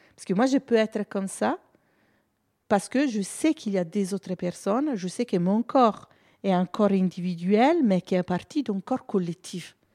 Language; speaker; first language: French; non-native, fluent; Italian